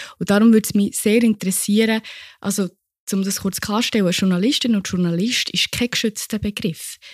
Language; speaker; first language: German; native; German